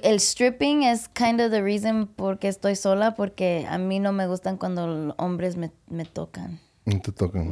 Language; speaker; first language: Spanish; early bilingual, heritage; English